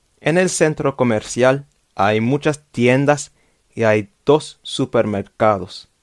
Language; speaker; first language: Spanish; non-native, fluent; English